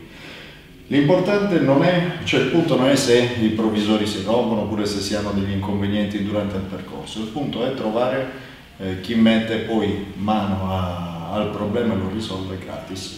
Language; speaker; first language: Italian; native; Italian